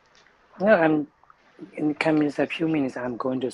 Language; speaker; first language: English; non-native, learner; Thai